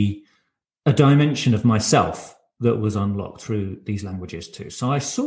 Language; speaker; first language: English; native; English